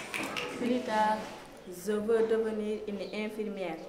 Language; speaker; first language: French; non-native, local second language; Fula